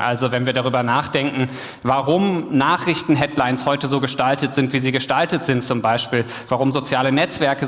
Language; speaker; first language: German; native; German